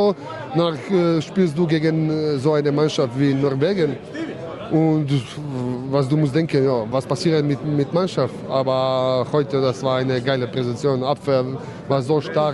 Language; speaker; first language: German; non-native, learner; Croatian